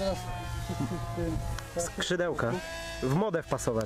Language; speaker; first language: Polish; native; Polish